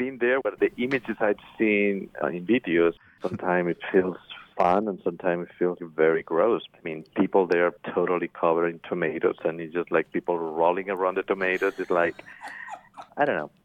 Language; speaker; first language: English; non-native, fluent; Spanish